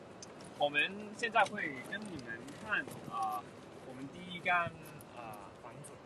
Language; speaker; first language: Chinese; early bilingual, heritage; Chinese